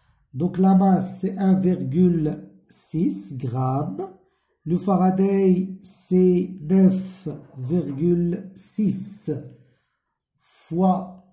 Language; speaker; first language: French; non-native, local second language; Arabic